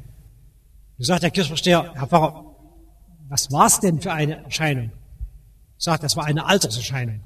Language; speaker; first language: German; native; German